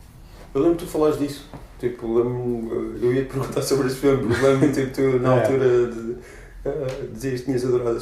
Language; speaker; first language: Portuguese; native; Portuguese